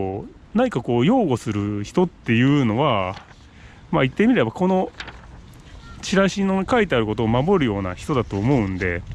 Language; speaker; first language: Japanese; native; Japanese